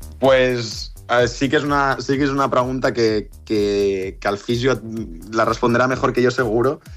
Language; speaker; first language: Catalan; non-native, local second language; Spanish